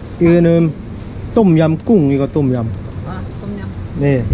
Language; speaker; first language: Korean; non-native, learner; Thai